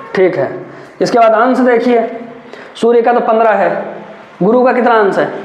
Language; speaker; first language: Hindi; native; Hindi